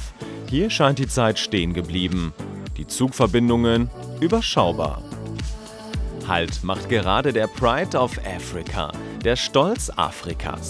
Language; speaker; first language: German; native; German